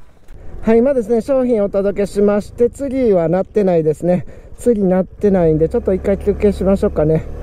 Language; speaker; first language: Japanese; native; Japanese